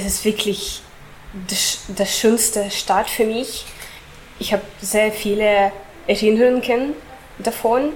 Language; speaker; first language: German; non-native, fluent; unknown